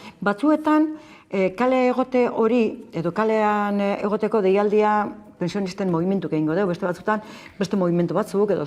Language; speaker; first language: Basque; native; Basque